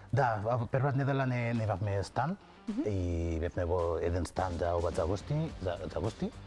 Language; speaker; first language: Macedonian; non-native, learner; English